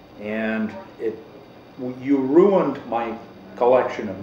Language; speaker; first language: English; native; English